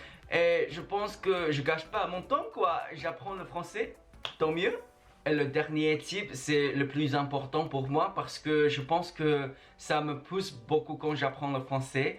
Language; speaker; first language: French; non-native, fluent; Chinese